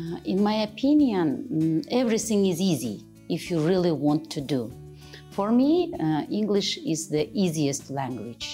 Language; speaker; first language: English; non-native, fluent; Kazakh